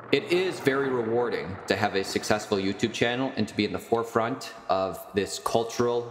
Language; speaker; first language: English; native; English